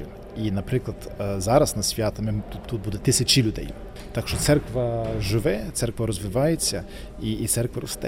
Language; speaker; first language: Ukrainian; early bilingual, heritage; Ukrainian